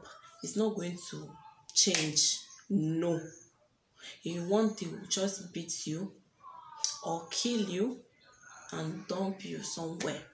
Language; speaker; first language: English; non-native, local second language; French